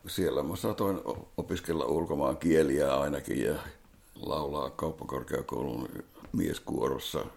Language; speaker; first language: Finnish; non-native, local second language; Swedish